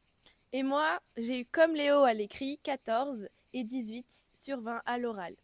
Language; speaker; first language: French; native; French